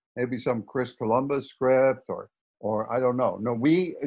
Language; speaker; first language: English; non-native, fluent; Dutch